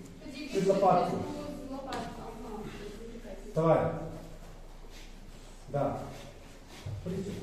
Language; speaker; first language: Russian; non-native, learner; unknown